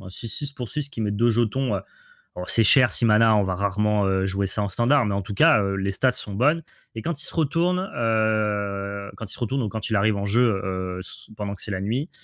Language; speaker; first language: French; native; French